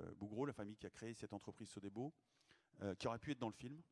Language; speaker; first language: French; native; French